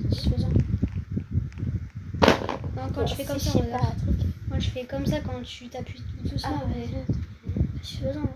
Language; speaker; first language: French; native; French